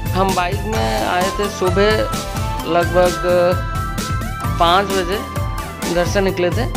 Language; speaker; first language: Hindi; non-native, local second language; Odia